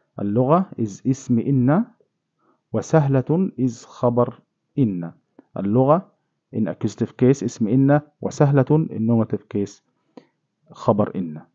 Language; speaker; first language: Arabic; non-native, fluent; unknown